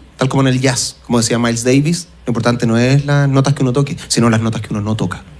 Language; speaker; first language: Spanish; native; Spanish